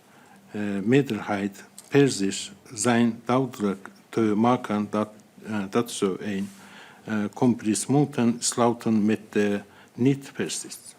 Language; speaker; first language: Dutch; non-native, fluent; Azerbaijani